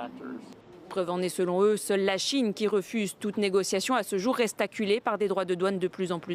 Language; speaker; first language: French; native; French